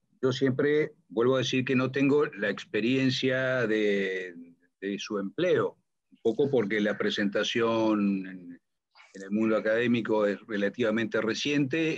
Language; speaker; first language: Spanish; native; Spanish